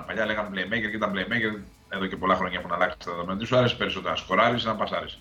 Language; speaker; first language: Greek; native; Greek